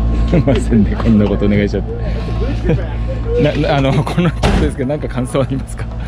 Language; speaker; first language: Japanese; native; Japanese